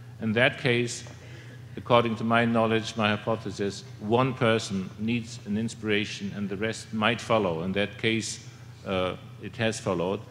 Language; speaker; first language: English; non-native, fluent; German